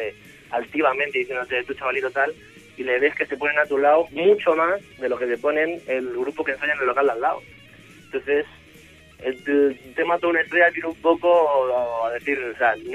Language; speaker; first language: Spanish; native; Spanish